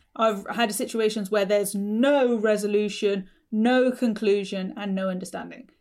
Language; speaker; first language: English; native; English